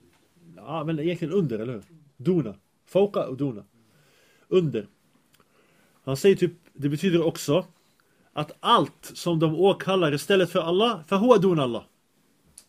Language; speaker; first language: Swedish; early bilingual, other home language; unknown